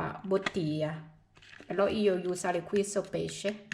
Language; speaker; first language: Italian; non-native, learner; Thai